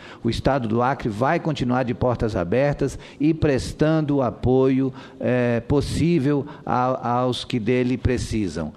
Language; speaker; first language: Portuguese; native; Portuguese